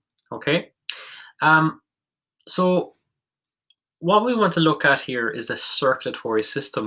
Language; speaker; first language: English; native; English